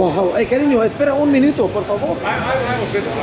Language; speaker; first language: Spanish; non-native, learner; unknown